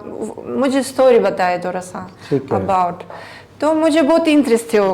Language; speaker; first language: Hindi; non-native, learner; Greek